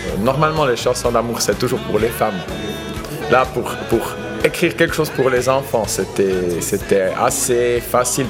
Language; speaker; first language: French; non-native, local second language; Swiss German